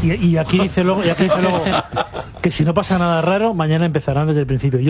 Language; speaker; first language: Spanish; native; Spanish